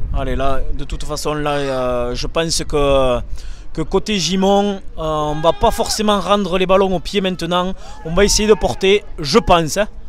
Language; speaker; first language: French; native; French